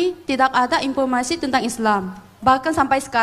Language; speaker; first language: Indonesian; non-native, fluent; Korean